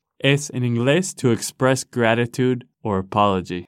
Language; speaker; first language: Spanish; non-native, fluent; English